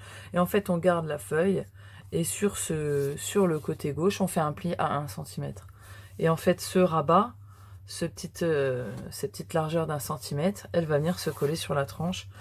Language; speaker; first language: French; native; French